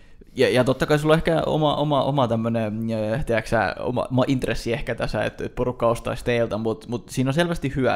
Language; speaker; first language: Finnish; native; Finnish